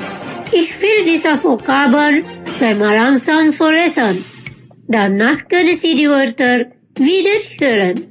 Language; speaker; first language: German; non-native, fluent; Indonesian